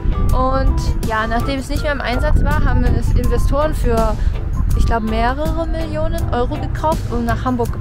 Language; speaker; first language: German; native; German